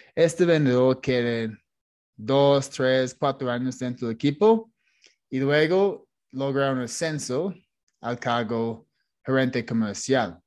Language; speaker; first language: Spanish; non-native, fluent; English